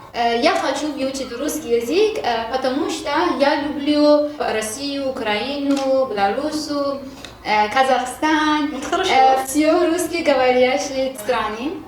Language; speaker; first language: Russian; non-native, learner; Persian